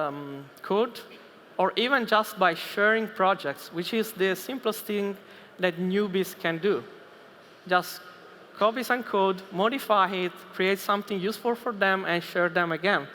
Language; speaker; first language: English; non-native, fluent; Italian